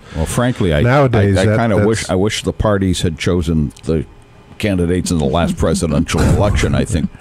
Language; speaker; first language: English; native; English